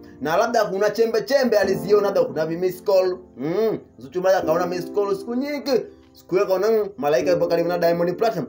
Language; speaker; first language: Swahili; native; Swahili